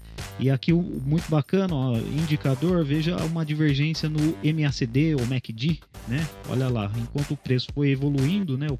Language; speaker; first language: Portuguese; native; Portuguese